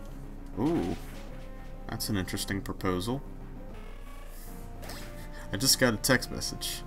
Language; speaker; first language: English; native; English